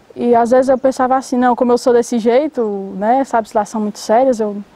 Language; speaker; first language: Portuguese; native; Portuguese